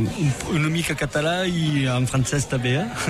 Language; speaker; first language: Catalan; non-native, local second language; French